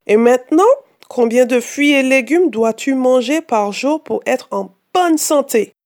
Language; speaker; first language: French; non-native, fluent; English